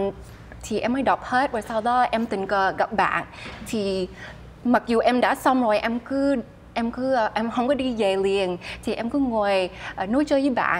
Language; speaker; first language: Vietnamese; early bilingual, heritage; Vietnamese